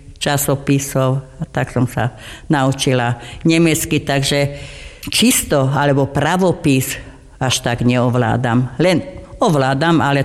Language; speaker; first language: Slovak; non-native, local second language; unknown